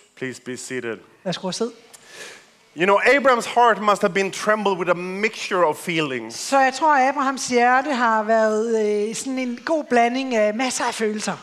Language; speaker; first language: English; non-native, fluent; Swedish